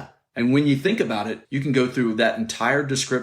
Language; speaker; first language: English; native; English